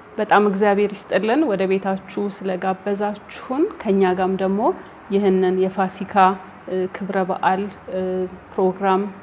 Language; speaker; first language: Amharic; native; Amharic